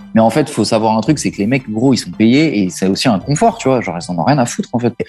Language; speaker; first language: French; early bilingual, other home language; Italian